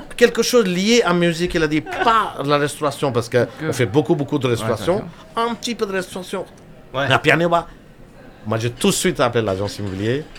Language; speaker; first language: French; non-native, fluent; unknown